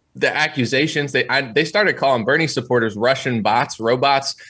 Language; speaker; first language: English; native; English